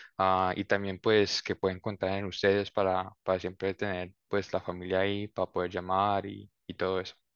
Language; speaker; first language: Spanish; early bilingual, heritage; Spanish